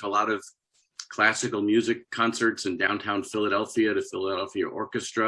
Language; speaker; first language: English; native; English